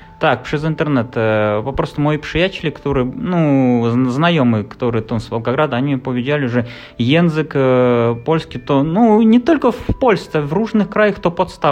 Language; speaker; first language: Polish; non-native, learner; Russian